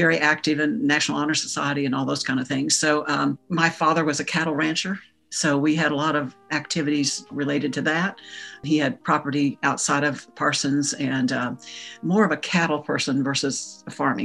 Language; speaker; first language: English; native; English